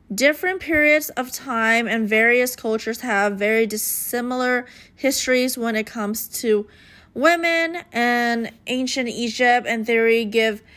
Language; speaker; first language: English; native; English